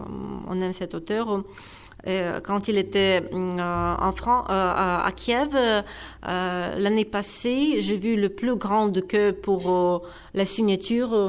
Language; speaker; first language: French; non-native, fluent; Ukrainian